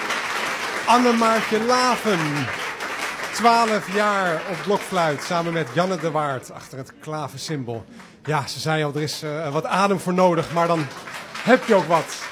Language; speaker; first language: Dutch; native; Dutch